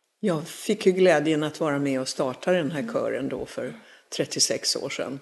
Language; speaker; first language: Swedish; native; Swedish